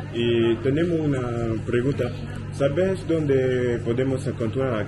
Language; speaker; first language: Spanish; non-native, learner; French